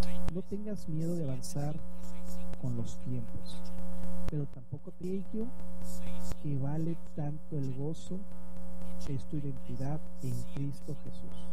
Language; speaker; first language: Spanish; native; Spanish